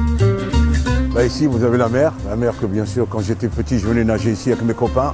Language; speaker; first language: French; non-native, local second language; Arabic